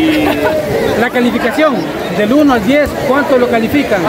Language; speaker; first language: Spanish; native; Spanish